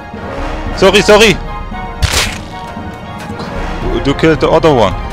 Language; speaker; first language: English; non-native, fluent; German